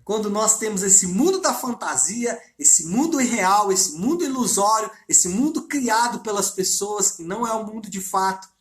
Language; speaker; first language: Portuguese; native; Portuguese